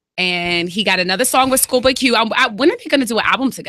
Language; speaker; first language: English; native; English